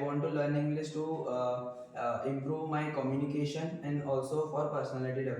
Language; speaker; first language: English; non-native, local second language; Hindi